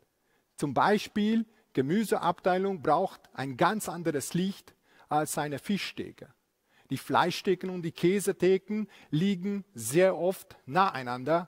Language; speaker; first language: German; non-native, fluent; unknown